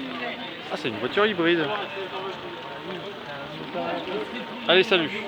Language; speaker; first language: French; native; French